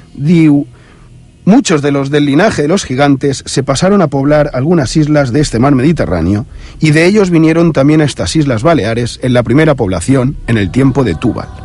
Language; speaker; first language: Spanish; non-native, local second language; Catalan